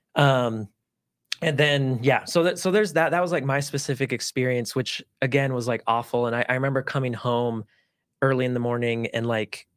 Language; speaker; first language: English; early bilingual, other home language; Spanish